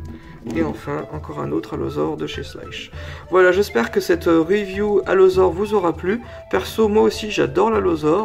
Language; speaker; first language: French; native; French